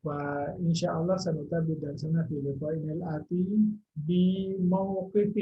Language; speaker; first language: Arabic; non-native, fluent; Indonesian